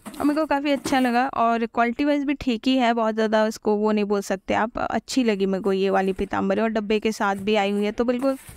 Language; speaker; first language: Hindi; native; Hindi